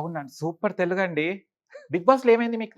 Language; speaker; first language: Telugu; native; Telugu